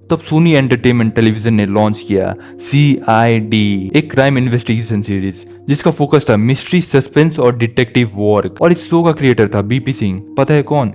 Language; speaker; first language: Hindi; non-native, local second language; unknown